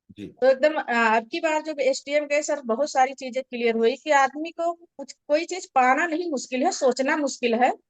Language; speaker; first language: Hindi; native; Hindi